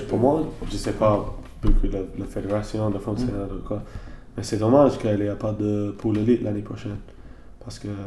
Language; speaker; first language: French; non-native, learner; English